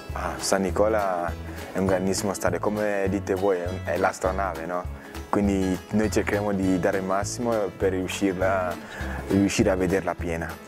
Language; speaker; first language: Italian; early bilingual, other home language; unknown